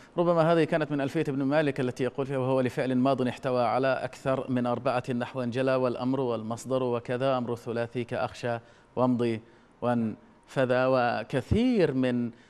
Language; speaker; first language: Arabic; native; Arabic